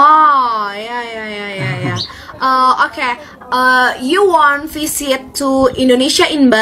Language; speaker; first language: English; non-native, learner; Indonesian